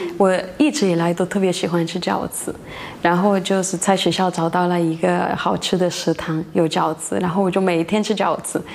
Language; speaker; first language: Chinese; non-native, fluent; Spanish